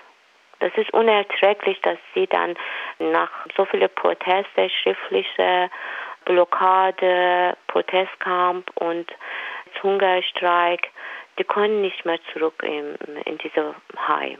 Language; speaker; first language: German; non-native, fluent; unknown